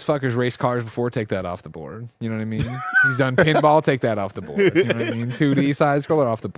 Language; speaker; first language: English; native; English